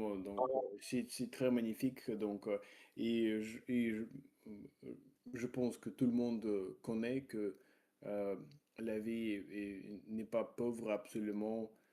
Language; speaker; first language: French; non-native, learner; Russian